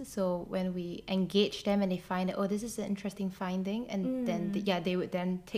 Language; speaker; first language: English; non-native, local second language; Chinese